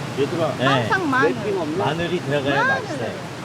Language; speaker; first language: Korean; native; Korean